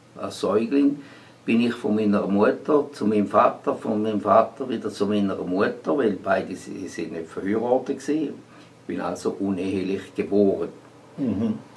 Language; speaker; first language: German; native; German